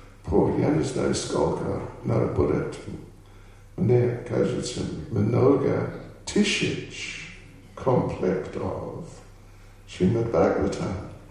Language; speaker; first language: Russian; non-native, learner; English